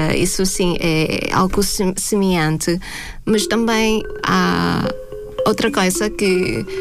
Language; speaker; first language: Portuguese; non-native, fluent; Thai